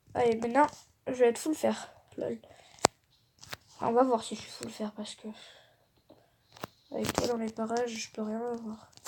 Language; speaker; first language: French; native; French